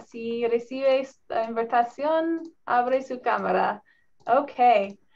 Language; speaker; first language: Spanish; non-native, learner; English